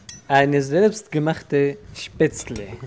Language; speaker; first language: German; non-native, learner; Arabic